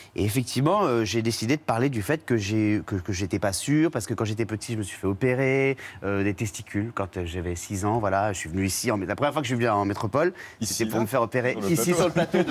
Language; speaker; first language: French; native; French